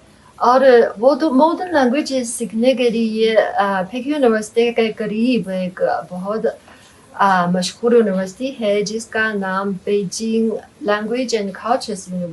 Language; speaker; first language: Hindi; non-native, fluent; Chinese